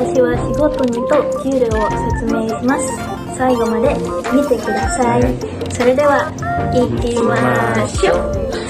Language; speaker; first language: Japanese; non-native, learner; Indonesian